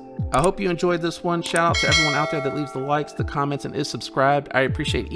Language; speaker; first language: English; native; English